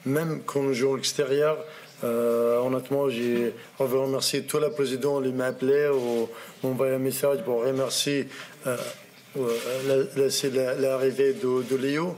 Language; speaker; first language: French; non-native, learner; Arabic